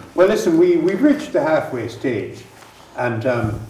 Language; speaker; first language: English; native; English